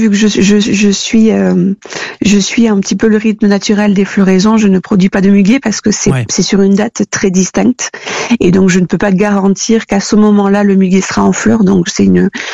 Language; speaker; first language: French; native; French